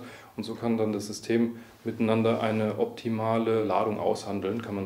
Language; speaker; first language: German; native; German